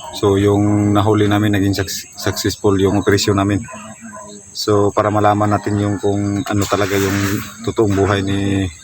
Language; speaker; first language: Filipino; non-native, local second language; Cebuano